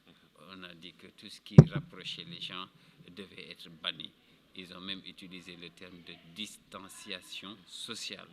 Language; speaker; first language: French; non-native, local second language; Wolof